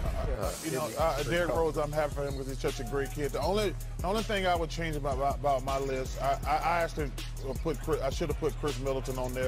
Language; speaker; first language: English; native; English